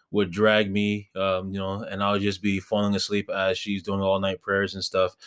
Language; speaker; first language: English; early bilingual, other home language; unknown